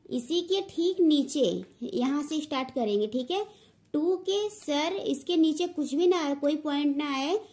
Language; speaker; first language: Hindi; native; Hindi